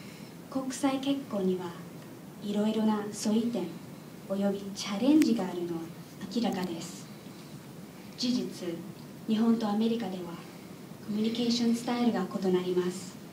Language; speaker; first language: Japanese; non-native, learner; English